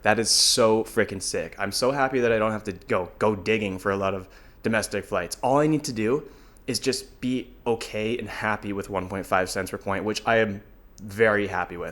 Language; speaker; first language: English; native; English